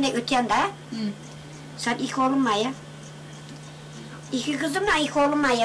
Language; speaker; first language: Turkish; native; Turkish